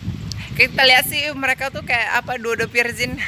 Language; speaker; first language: Indonesian; native; Indonesian